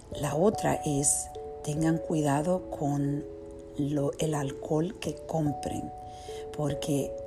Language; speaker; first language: Spanish; early bilingual, heritage; Spanish